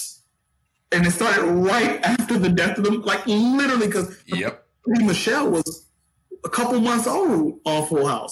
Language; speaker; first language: English; native; English